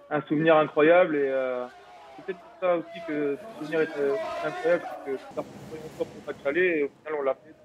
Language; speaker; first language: French; native; French